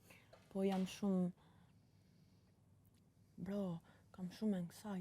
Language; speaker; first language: Albanian; early bilingual, heritage; Albanian